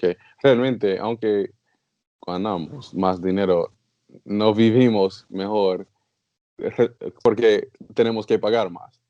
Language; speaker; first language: Spanish; non-native, learner; English